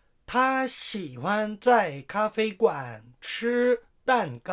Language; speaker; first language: Chinese; non-native, fluent; Korean